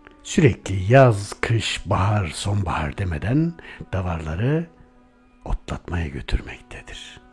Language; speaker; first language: Turkish; native; Turkish